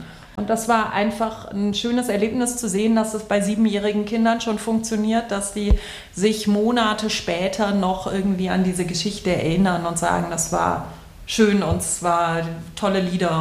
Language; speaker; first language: German; native; German